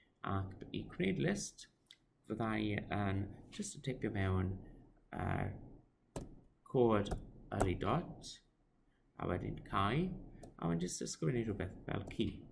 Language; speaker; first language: Welsh; non-native, local second language; English